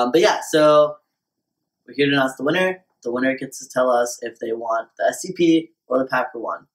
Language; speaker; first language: English; native; English